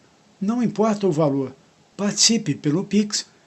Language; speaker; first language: Portuguese; native; Portuguese